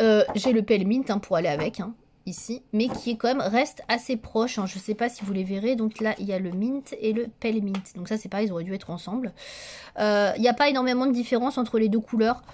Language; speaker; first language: French; native; French